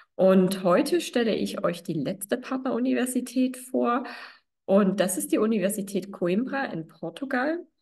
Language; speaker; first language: German; native; German